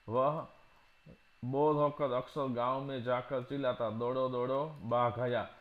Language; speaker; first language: Hindi; non-native, local second language; Gujarati